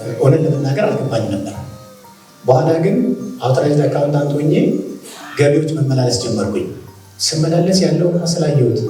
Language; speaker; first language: Amharic; native; Amharic